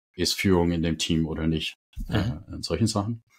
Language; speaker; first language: German; non-native, fluent; English